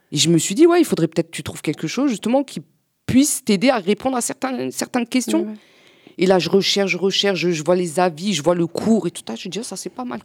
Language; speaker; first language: French; native; French